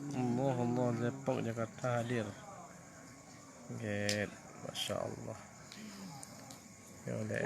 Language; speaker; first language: Indonesian; non-native, local second language; Achinese